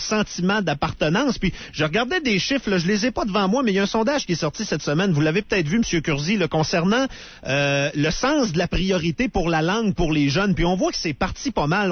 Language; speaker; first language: French; native; French